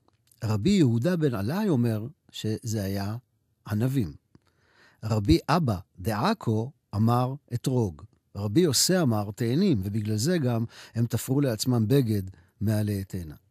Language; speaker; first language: Hebrew; native; Hebrew